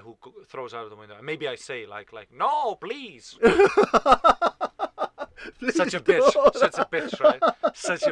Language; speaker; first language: English; non-native, fluent; Estonian